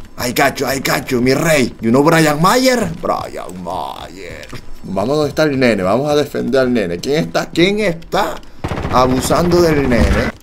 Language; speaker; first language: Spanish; non-native, fluent; Korean